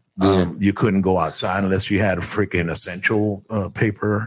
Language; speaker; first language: English; early bilingual, other home language; Spanish